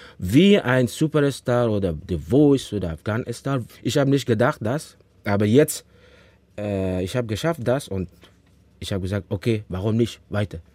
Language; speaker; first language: German; non-native, learner; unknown